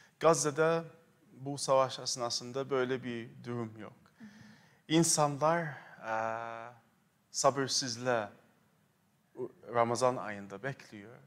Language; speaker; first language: Turkish; non-native, fluent; Arabic